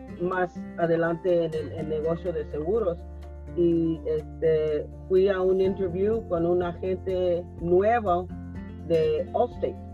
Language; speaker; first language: Spanish; early bilingual, heritage; Spanish